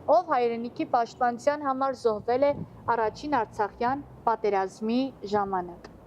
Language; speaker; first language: Armenian; native; Armenian